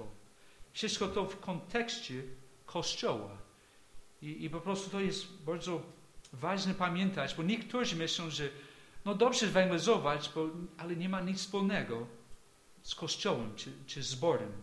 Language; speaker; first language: Polish; non-native, fluent; English